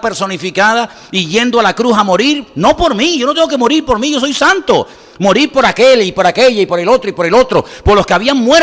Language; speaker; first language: Spanish; native; Spanish